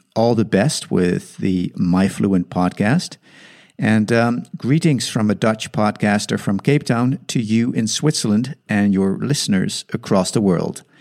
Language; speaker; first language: English; non-native, fluent; Dutch